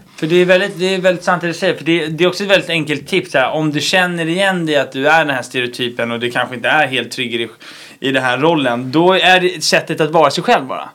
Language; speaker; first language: Swedish; native; Swedish